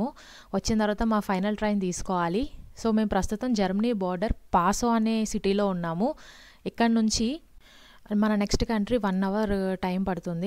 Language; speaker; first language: Telugu; native; Telugu